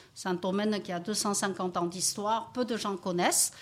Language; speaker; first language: French; non-native, fluent; Chinese